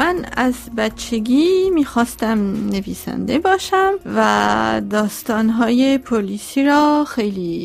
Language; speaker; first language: Persian; non-native, local second language; Armenian